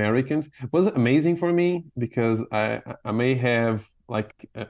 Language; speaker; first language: English; non-native, fluent; Portuguese